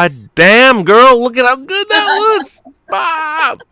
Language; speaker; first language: English; native; English